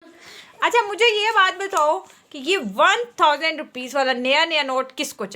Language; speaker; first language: Urdu; native; Urdu